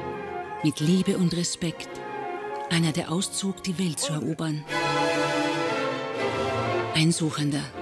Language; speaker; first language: German; native; German